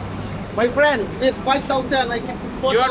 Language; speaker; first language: English; non-native, learner; Thai